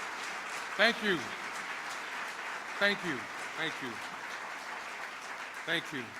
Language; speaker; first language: English; native; English